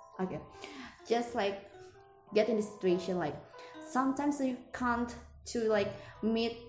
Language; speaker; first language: English; non-native, learner; Indonesian